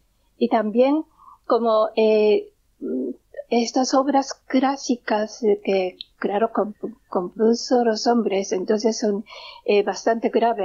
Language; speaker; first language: Spanish; non-native, learner; Japanese